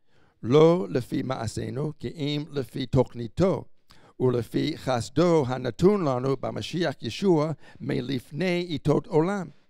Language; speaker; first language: Hebrew; non-native, fluent; English